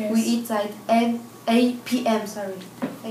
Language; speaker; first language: English; non-native, learner; French